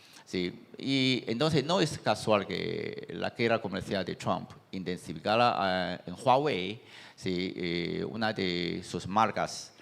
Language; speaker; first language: Spanish; non-native, fluent; Chinese